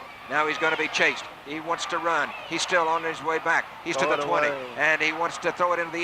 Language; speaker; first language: English; native; English